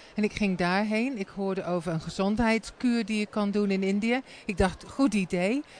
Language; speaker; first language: Dutch; non-native, fluent; English